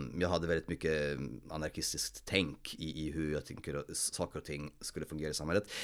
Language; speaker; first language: Swedish; early bilingual, other home language; Polish